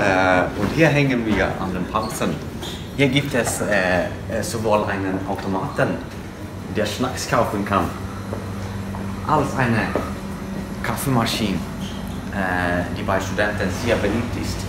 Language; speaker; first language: German; non-native, learner; Swedish